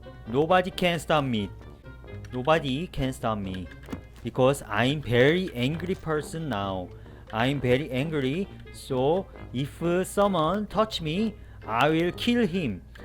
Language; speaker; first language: English; non-native, learner; Korean